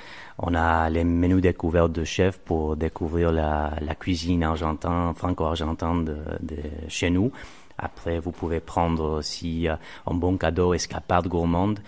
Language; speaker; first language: French; non-native, fluent; Spanish